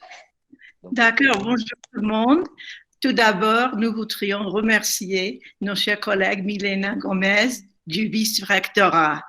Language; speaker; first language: French; non-native, fluent; English